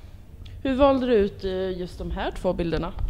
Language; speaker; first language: Swedish; native; Swedish